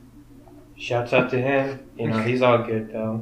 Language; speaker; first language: English; early bilingual, other home language; Spanish